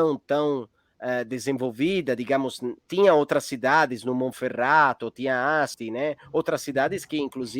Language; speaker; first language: Portuguese; non-native, fluent; Italian